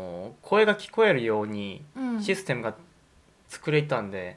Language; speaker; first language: Japanese; non-native, fluent; Korean